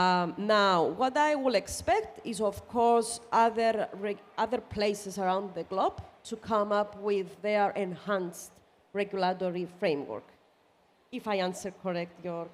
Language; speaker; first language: English; non-native, fluent; Greek